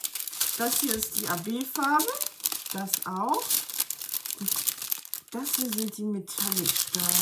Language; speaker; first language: German; native; German